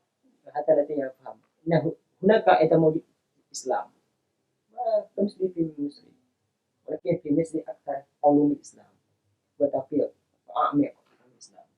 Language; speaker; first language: Arabic; non-native, fluent; Indonesian